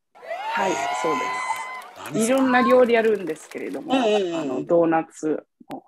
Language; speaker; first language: Japanese; non-native, fluent; Italian